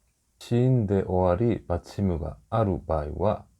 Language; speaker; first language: Japanese; non-native, fluent; Korean